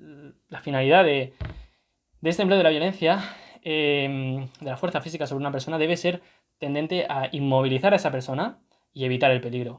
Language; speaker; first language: Spanish; native; Spanish